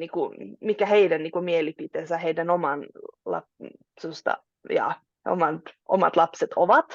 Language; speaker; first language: Finnish; non-native, local second language; Swedish